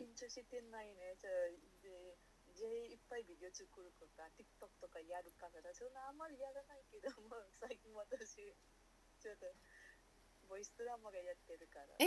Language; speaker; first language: Japanese; non-native, learner; Nepali